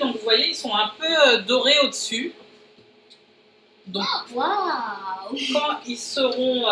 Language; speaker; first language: French; native; French